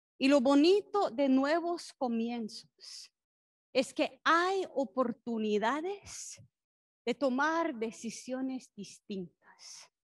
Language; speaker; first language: Spanish; non-native, fluent; English